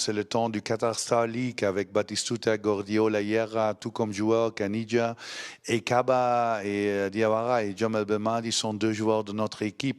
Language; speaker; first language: French; non-native, learner; Dutch